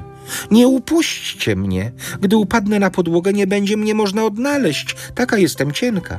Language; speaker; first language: Polish; native; Polish